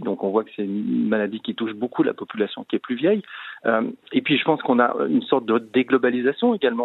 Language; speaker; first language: French; native; French